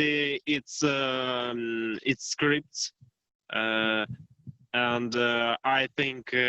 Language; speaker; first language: English; non-native, learner; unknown